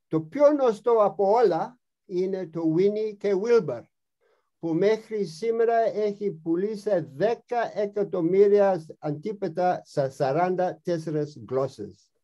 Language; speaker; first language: Greek; non-native, learner; English